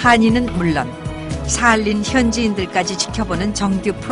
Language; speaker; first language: Korean; native; Korean